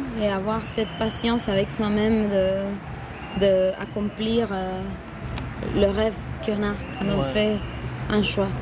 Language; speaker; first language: French; non-native, fluent; Spanish